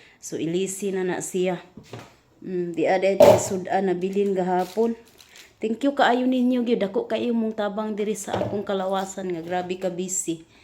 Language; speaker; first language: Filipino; non-native, local second language; Cebuano